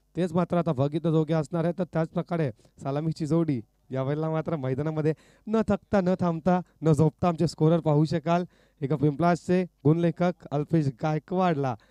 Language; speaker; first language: Marathi; native; Marathi